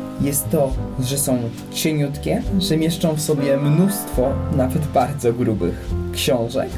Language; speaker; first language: Polish; native; Polish